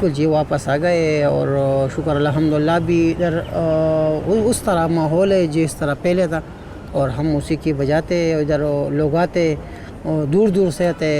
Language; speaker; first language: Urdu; non-native, local second language; Pashto